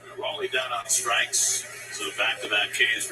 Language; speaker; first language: English; native; English